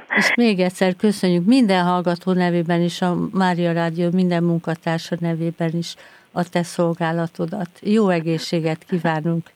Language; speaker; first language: Hungarian; native; Hungarian